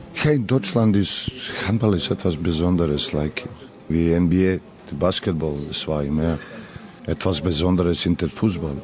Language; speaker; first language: German; non-native, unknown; Serbian